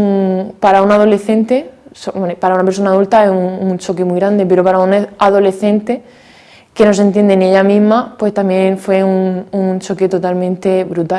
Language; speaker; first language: Spanish; native; Spanish